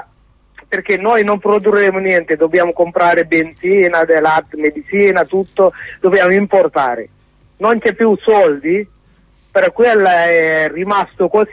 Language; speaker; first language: Italian; non-native, learner; Sinhala